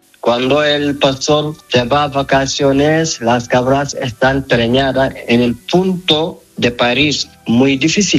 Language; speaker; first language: Spanish; non-native, learner; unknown